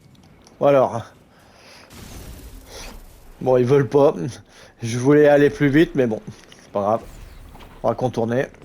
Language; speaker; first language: French; native; French